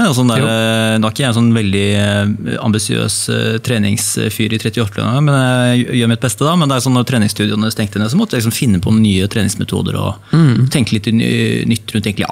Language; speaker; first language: Norwegian; native; Norwegian